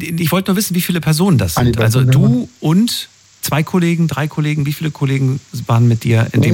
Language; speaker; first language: German; native; German